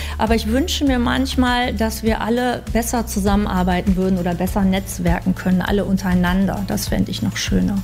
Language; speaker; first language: German; native; German